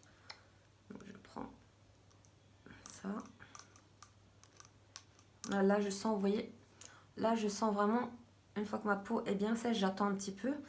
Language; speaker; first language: French; native; French